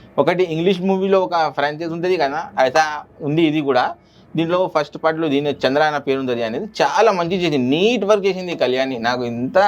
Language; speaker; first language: Telugu; non-native, local second language; Urdu